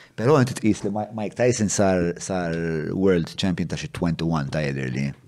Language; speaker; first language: English; non-native, local second language; Maltese